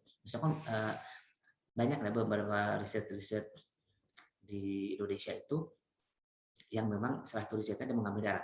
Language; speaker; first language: Indonesian; native; Indonesian